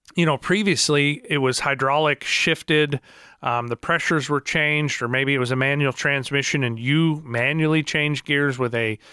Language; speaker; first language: English; native; English